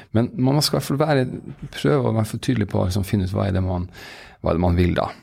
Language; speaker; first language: Norwegian; native; Norwegian